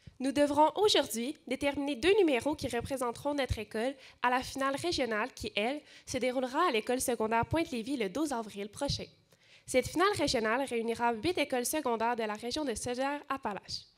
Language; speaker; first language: French; native; French